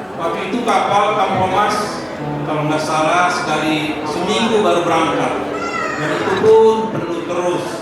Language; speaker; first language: Indonesian; non-native, local second language; Batak Toba